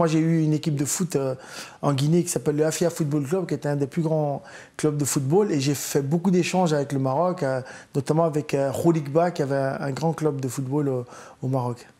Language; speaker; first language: French; early bilingual, other home language; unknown